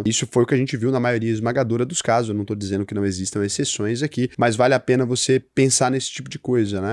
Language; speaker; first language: Portuguese; native; Portuguese